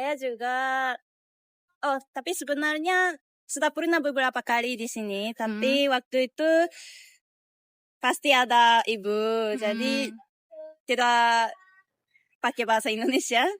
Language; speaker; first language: Indonesian; non-native, learner; Japanese